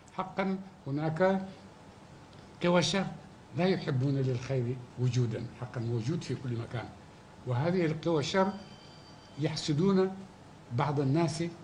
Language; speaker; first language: Arabic; non-native, fluent; Wolof